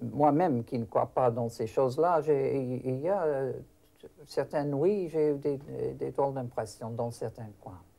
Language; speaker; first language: French; non-native, fluent; English